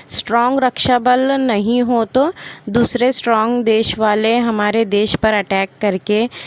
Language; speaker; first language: Hindi; non-native, local second language; Kannada